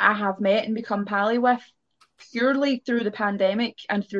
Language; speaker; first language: English; native; English